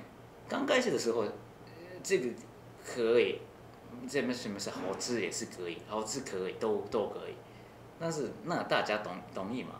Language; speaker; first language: Chinese; non-native, learner; Japanese